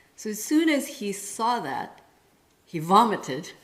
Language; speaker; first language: English; non-native, fluent; Korean